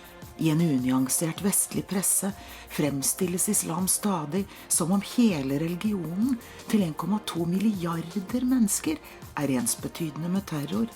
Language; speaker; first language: Norwegian; early bilingual, heritage; Norwegian